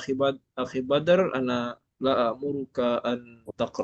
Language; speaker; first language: Arabic; non-native, fluent; Malay